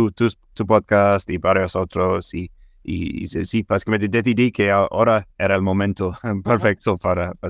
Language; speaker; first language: Spanish; non-native, fluent; English